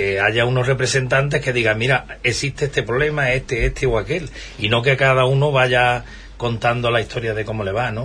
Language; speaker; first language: Spanish; native; Spanish